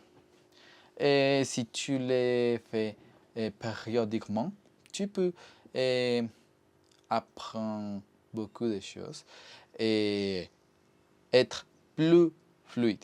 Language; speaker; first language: French; non-native, learner; Spanish